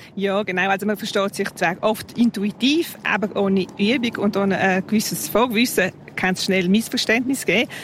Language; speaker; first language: German; non-native, local second language; Romansh